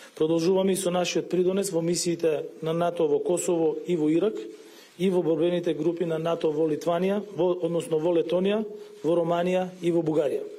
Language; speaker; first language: Macedonian; native; Macedonian